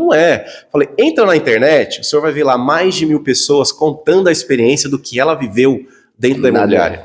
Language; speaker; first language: Portuguese; native; Portuguese